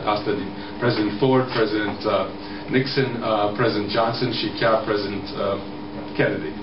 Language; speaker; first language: Romanian; non-native, fluent; English